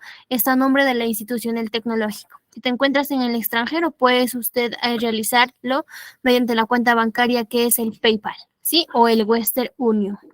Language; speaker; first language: Spanish; native; Spanish